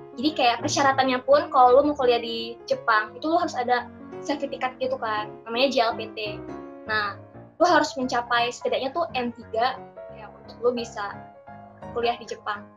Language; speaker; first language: Indonesian; native; Indonesian